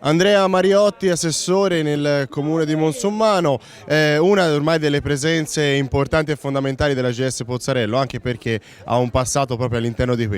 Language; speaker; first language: Italian; native; Italian